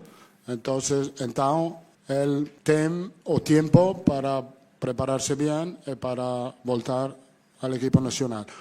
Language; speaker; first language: Portuguese; non-native, learner; Italian